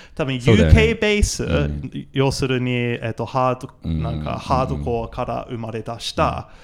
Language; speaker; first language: Japanese; non-native, fluent; English